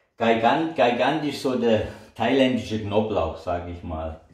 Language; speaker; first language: German; native; German